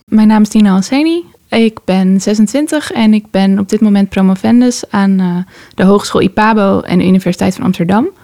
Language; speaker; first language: Dutch; early bilingual, other home language; Persian